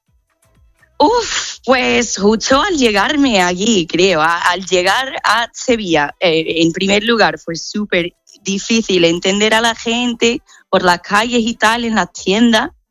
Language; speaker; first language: Spanish; non-native, fluent; English